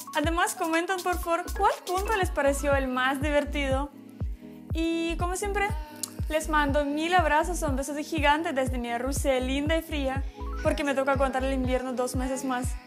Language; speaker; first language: Spanish; non-native, fluent; Russian